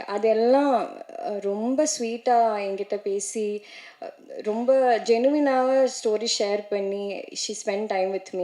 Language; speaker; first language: Tamil; non-native, learner; Malayalam